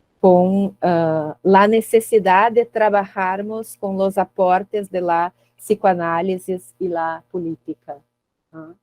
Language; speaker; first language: Spanish; non-native, learner; Portuguese